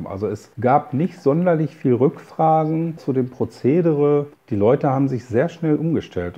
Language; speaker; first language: German; native; German